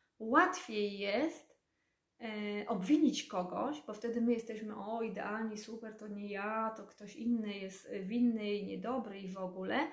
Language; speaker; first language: Polish; native; Polish